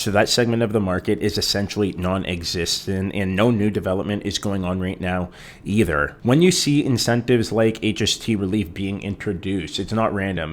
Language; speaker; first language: English; native; English